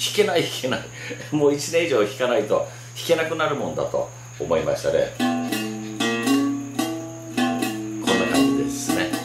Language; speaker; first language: Japanese; native; Japanese